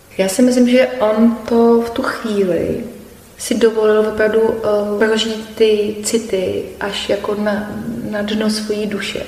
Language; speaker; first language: Czech; native; Czech